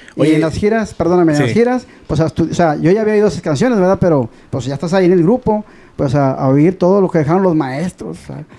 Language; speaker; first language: Spanish; native; Spanish